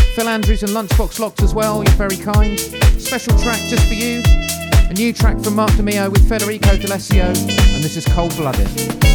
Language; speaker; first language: English; native; English